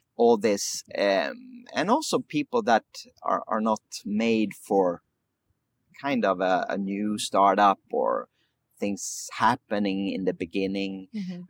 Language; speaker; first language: English; early bilingual, other home language; Swedish